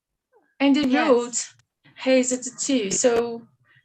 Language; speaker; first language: English; non-native, learner; Portuguese